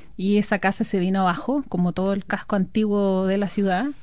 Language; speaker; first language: Spanish; native; Spanish